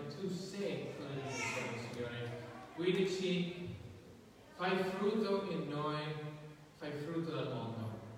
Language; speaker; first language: Italian; non-native, fluent; English